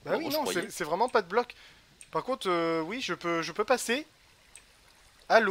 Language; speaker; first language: French; native; French